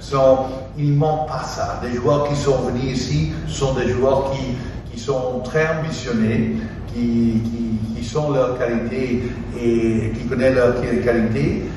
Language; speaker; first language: French; non-native, fluent; Dutch